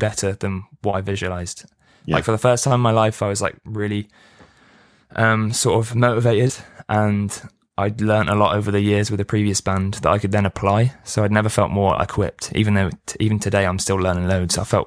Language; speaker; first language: English; native; English